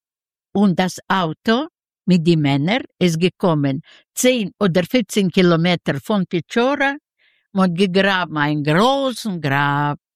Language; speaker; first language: German; non-native, learner; Yiddish